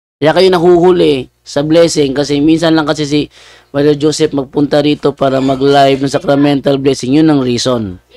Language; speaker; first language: Filipino; native; Filipino